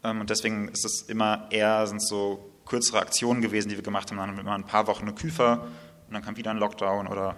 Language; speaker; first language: German; native; German